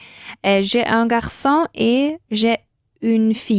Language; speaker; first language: French; non-native, learner; Spanish